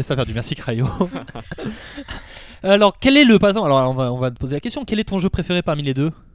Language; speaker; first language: French; native; French